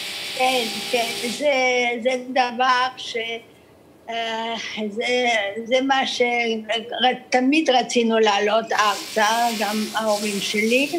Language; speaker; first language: Hebrew; early bilingual, other home language; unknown